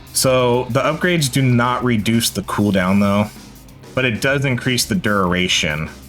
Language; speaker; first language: English; native; English